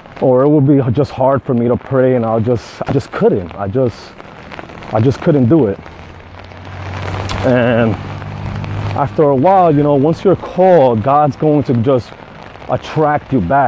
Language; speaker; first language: English; native; English